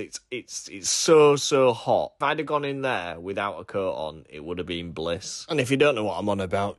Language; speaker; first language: English; native; English